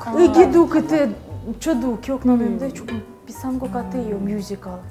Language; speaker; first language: Korean; non-native, fluent; Russian